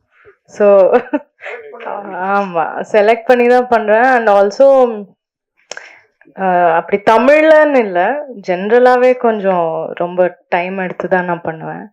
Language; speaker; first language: Tamil; non-native, local second language; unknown